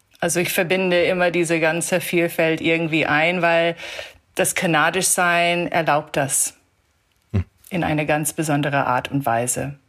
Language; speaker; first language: German; early bilingual, heritage; German